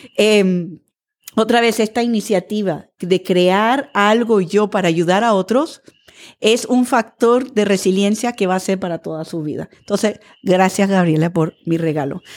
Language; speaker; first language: Spanish; early bilingual, other home language; English